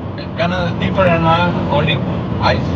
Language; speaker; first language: English; non-native, learner; Spanish